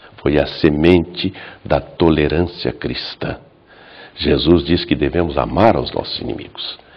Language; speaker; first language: Portuguese; native; Portuguese